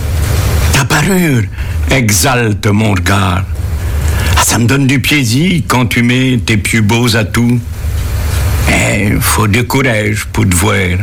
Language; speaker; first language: French; native; French